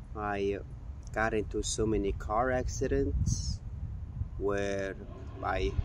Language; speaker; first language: English; non-native, fluent; Mongolian